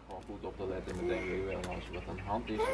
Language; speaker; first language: Dutch; native; Dutch